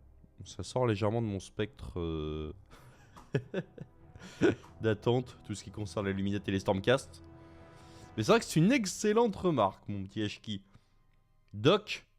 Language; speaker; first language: French; native; French